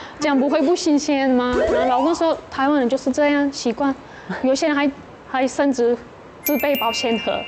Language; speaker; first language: Chinese; non-native, fluent; Turkish